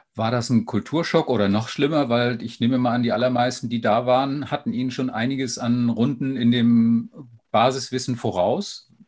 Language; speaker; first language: German; native; German